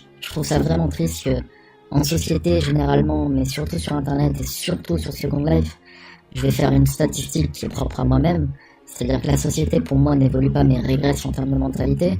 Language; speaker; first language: French; native; French